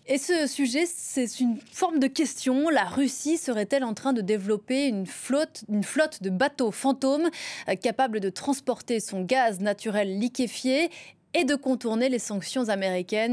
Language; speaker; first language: French; native; French